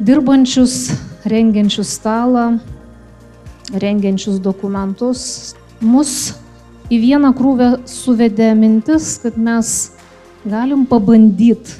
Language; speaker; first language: Lithuanian; native; Lithuanian